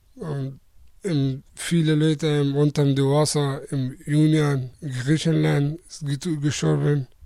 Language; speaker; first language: German; non-native, learner; Persian